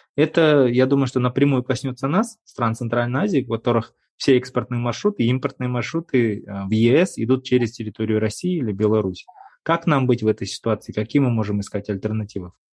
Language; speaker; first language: Russian; non-native, local second language; Kazakh